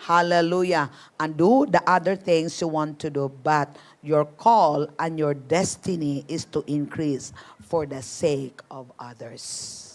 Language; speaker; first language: English; non-native, local second language; Filipino